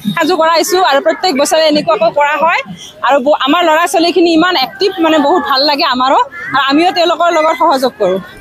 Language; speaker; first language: Assamese; native; Assamese